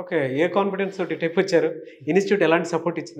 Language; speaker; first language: Telugu; native; Telugu